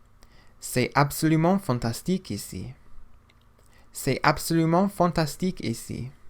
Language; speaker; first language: French; non-native, fluent; English